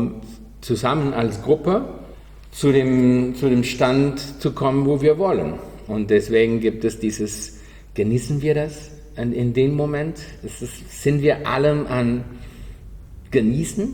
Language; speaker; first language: German; non-native, learner; Spanish